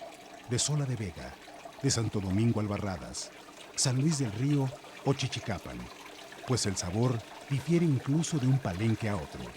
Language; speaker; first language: Spanish; native; Spanish